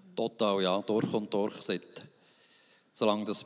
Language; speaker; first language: German; native; German